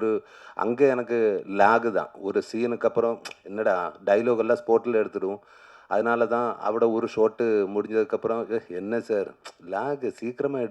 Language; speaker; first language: Tamil; non-native, learner; Malayalam